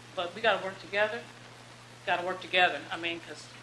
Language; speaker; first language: English; native; English